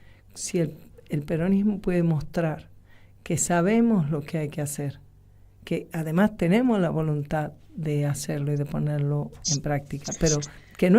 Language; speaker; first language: Spanish; native; Spanish